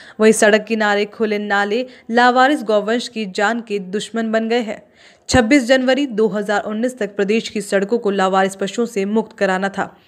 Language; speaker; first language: Hindi; native; Hindi